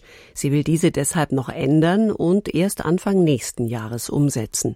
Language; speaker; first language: German; native; German